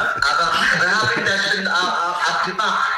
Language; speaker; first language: German; non-native, learner; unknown